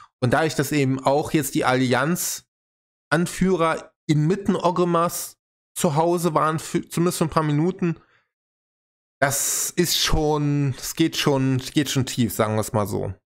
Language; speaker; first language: German; native; German